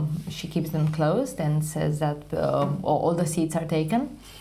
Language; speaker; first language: English; non-native, fluent; Romanian